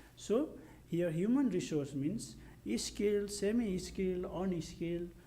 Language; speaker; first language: English; non-native, local second language; Nepali